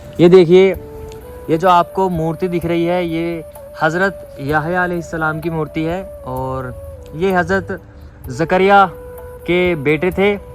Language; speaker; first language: Hindi; native; Hindi